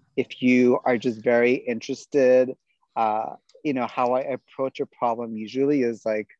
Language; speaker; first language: English; native; English